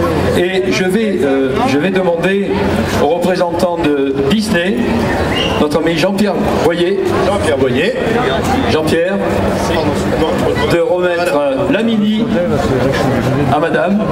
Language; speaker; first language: French; native; French